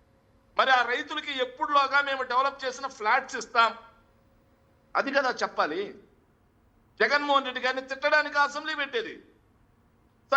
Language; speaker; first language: Telugu; native; Telugu